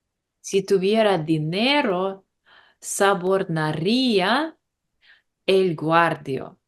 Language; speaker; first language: Spanish; non-native, learner; English